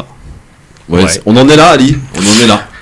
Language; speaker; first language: French; native; French